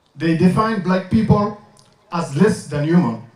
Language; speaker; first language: English; non-native, learner; French